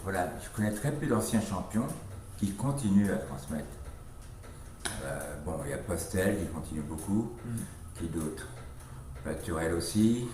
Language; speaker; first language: French; native; French